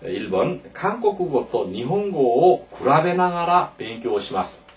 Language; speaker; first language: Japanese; non-native, fluent; Korean